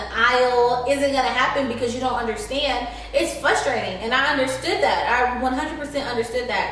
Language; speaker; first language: English; native; English